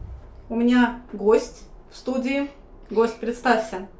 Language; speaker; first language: Russian; native; Russian